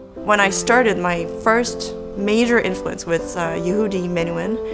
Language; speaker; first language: English; native; English